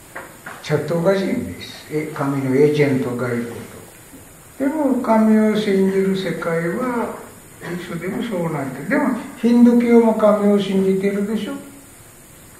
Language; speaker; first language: Japanese; non-native, fluent; Sinhala